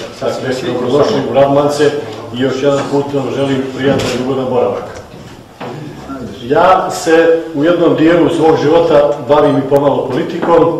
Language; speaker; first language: Bosnian; native; Bosnian